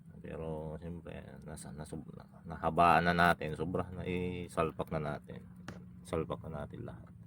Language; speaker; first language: Filipino; non-native, local second language; Iloko